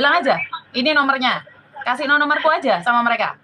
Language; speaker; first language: Indonesian; native; Indonesian